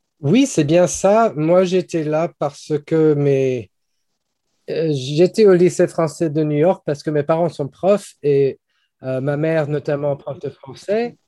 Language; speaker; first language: French; non-native, fluent; English